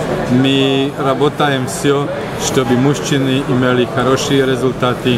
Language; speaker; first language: Russian; non-native, learner; Slovak